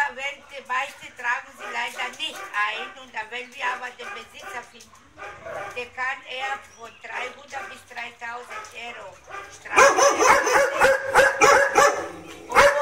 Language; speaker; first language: German; non-native, learner; Greek